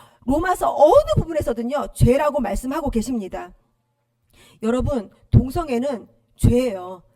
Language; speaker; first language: Korean; native; Korean